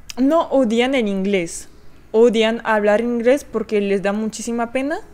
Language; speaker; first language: Spanish; non-native, fluent; French